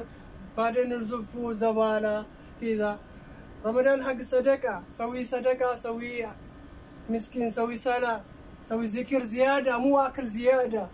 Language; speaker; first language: Arabic; non-native, learner; Amharic